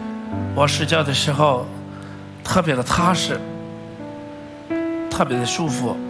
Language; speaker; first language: Chinese; non-native, fluent; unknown